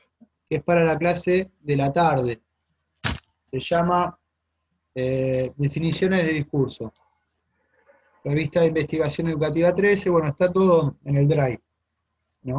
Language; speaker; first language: Spanish; native; Spanish